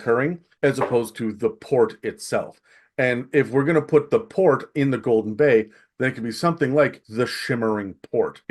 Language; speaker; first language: English; native; English